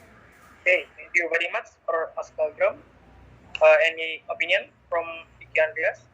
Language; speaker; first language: English; non-native, learner; Indonesian